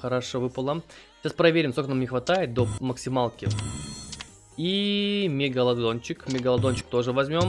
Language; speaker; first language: Russian; native; Russian